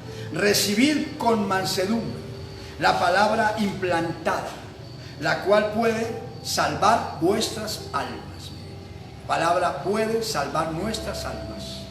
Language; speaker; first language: Spanish; native; Spanish